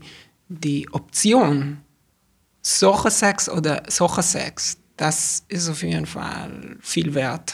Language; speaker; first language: German; non-native, fluent; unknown